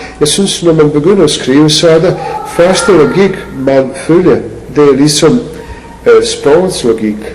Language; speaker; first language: Danish; non-native, fluent; Serbian